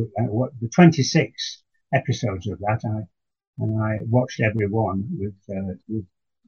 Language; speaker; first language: English; native; English